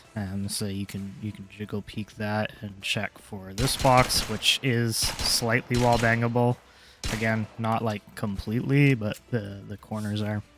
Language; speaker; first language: English; native; English